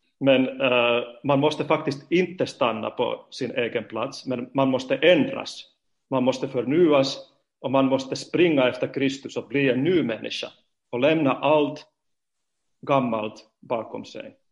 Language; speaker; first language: Swedish; non-native, fluent; Finnish